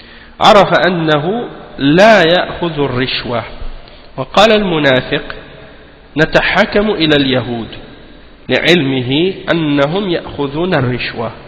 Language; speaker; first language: Arabic; non-native, fluent; French